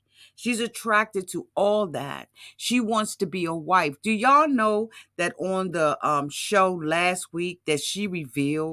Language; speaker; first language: English; native; English